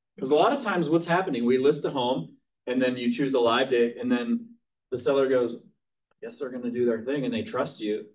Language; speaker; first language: English; native; English